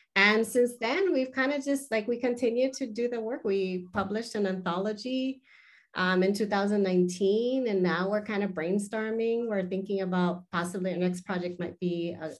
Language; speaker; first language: English; early bilingual, other home language; Spanish